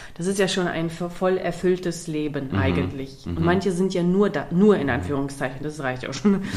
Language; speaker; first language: German; early bilingual, other home language; Russian